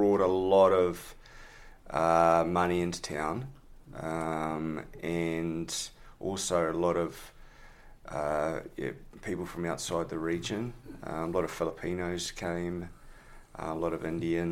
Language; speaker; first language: English; native; English